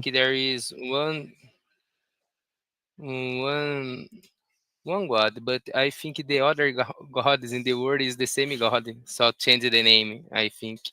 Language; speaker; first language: English; non-native, learner; Portuguese